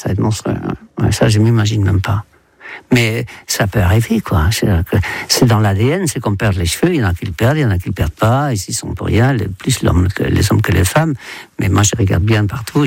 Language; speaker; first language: French; non-native, fluent; Dutch